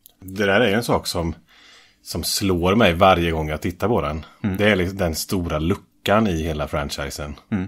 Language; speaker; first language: Swedish; native; Swedish